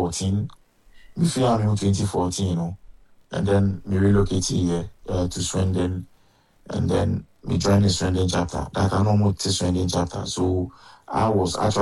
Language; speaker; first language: English; non-native, local second language; Akan